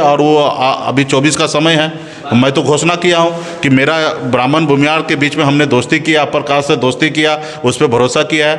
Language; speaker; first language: Hindi; native; Hindi